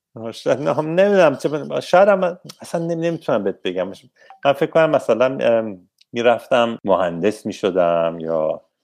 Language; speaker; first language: Persian; native; Persian